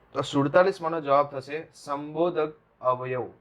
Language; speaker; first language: Hindi; non-native, local second language; Gujarati